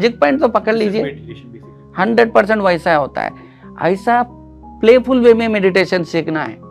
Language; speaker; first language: Hindi; non-native, local second language; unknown